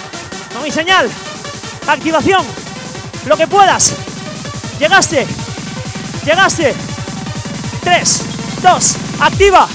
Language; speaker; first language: Spanish; native; Spanish